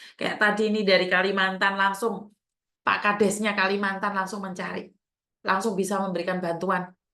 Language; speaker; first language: Indonesian; native; Indonesian